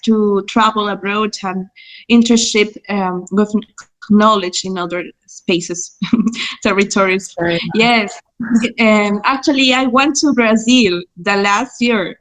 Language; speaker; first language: English; non-native, fluent; Spanish